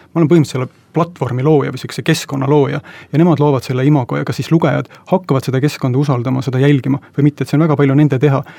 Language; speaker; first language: Estonian; native; Estonian